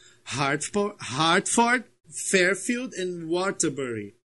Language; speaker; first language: English; non-native, fluent; Portuguese